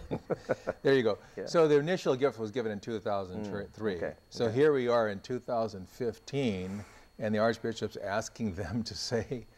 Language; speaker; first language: English; native; English